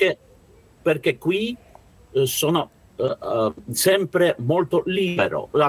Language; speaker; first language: Italian; non-native, learner; Russian